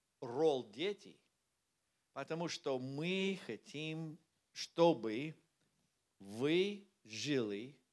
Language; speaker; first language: Russian; non-native, learner; English